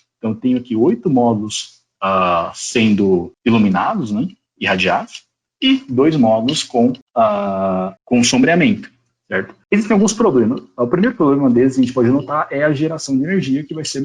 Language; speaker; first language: Portuguese; native; Portuguese